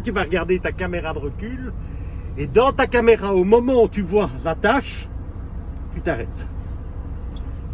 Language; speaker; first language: French; native; French